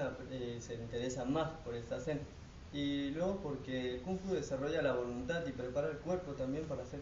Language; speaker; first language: Spanish; non-native, fluent; French